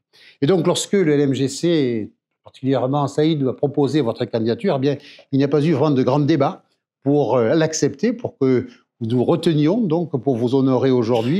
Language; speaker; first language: French; native; French